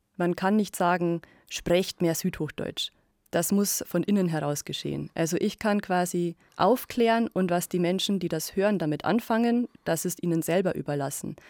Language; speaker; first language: German; native; German